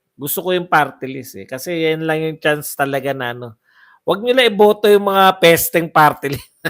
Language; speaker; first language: Filipino; non-native, local second language; Waray